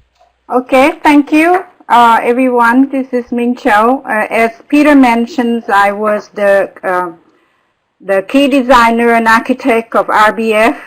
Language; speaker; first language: English; non-native, fluent; Vietnamese